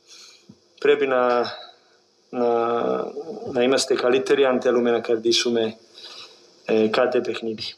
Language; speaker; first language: Greek; non-native, fluent; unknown